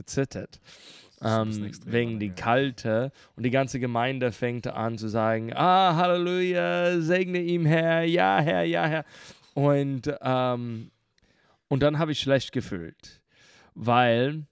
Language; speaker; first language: German; non-native, learner; English